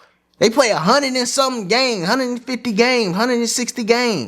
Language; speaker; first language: English; native; English